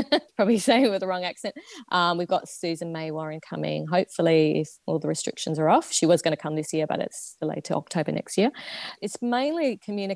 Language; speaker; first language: English; native; English